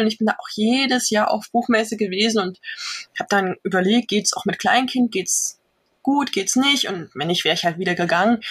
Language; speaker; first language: German; native; German